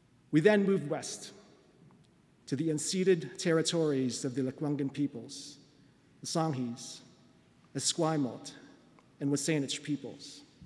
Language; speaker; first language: English; non-native, local second language; Filipino